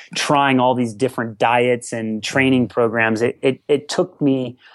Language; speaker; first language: English; native; English